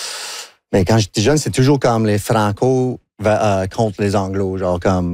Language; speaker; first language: French; non-native, local second language; English